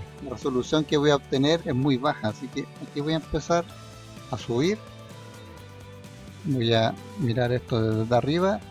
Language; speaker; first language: Spanish; native; Spanish